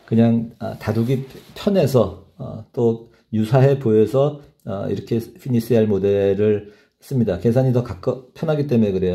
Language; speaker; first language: Korean; native; Korean